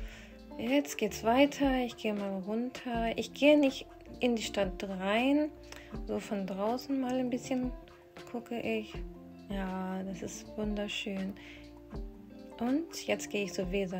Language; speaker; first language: German; non-native, fluent; Urdu